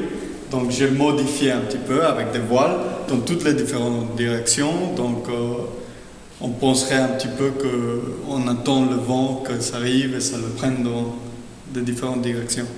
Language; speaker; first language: French; non-native, fluent; Spanish